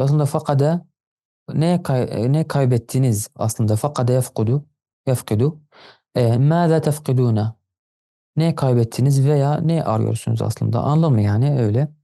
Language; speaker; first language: Turkish; non-native, fluent; Arabic